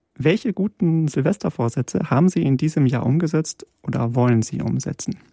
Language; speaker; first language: German; early bilingual, other home language; Polish